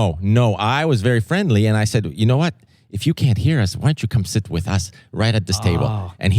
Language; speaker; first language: English; native; English